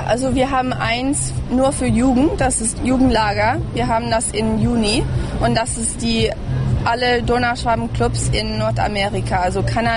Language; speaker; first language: German; early bilingual, heritage; English